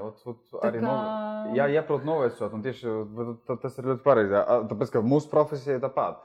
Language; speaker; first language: Latvian; non-native, local second language; Russian